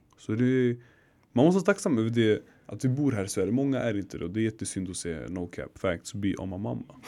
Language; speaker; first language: Swedish; early bilingual, other home language; Arabic